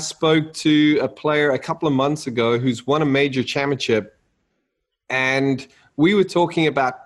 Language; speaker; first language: English; native; English